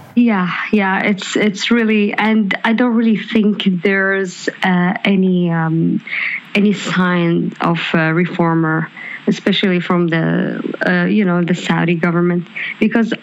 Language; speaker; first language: English; non-native, fluent; Arabic